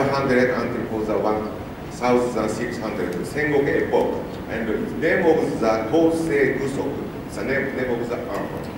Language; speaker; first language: English; non-native, learner; Japanese